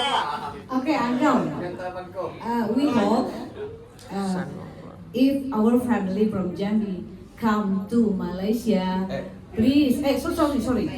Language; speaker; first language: English; non-native, learner; Indonesian